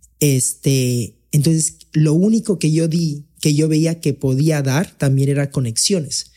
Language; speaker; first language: Spanish; early bilingual, heritage; Spanish